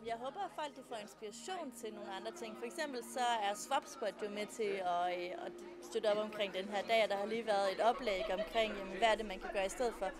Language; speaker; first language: Danish; native; Danish